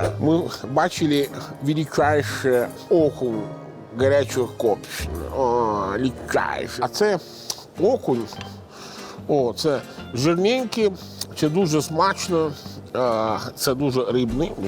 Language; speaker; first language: Ukrainian; non-native, fluent; Italian